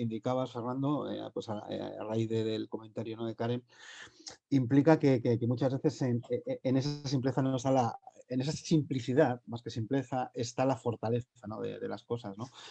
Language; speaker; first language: Spanish; native; Spanish